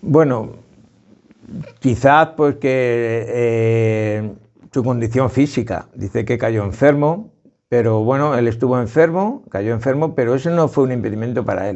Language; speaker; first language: Spanish; native; Spanish